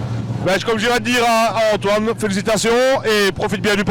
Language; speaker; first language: French; native; French